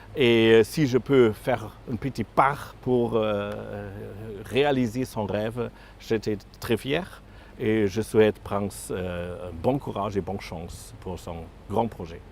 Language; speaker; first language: French; non-native, fluent; German